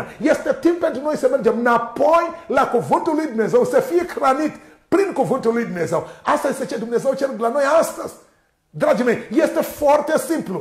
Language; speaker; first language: Romanian; non-native, learner; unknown